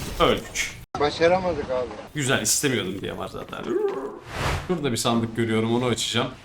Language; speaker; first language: Turkish; native; Turkish